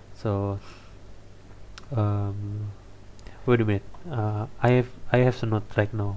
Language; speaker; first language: English; non-native, learner; Indonesian